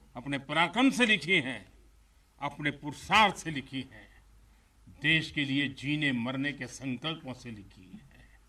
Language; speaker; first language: Hindi; non-native, local second language; Gujarati